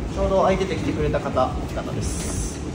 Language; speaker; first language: Japanese; native; Japanese